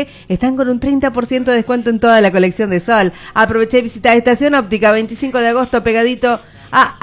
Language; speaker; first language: Spanish; native; Spanish